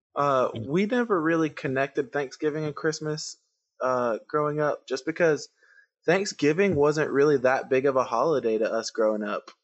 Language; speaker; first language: English; non-native, fluent; Spanish